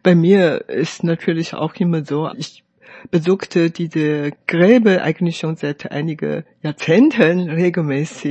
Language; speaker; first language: German; non-native, fluent; Chinese